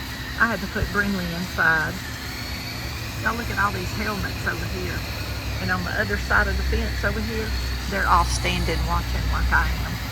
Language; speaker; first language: English; native; English